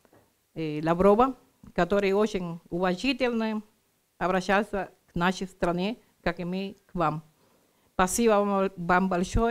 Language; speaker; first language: Russian; non-native, learner; Spanish